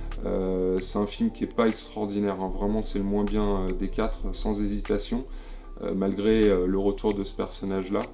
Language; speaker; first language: French; native; French